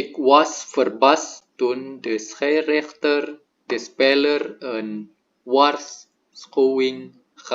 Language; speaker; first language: Dutch; non-native, learner; Indonesian